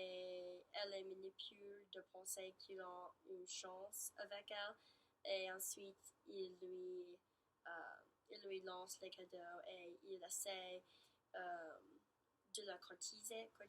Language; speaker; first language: French; non-native, learner; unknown